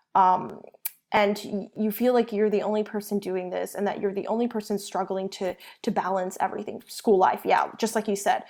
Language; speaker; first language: English; early bilingual, other home language; Chinese